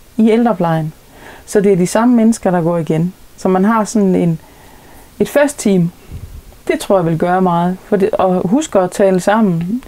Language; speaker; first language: Danish; native; Danish